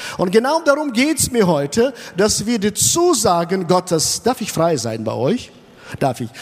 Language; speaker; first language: German; non-native, fluent; Russian